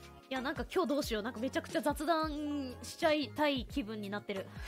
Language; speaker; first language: Japanese; native; Japanese